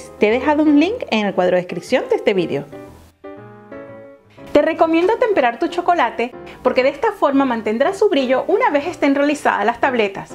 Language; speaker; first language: Spanish; native; Spanish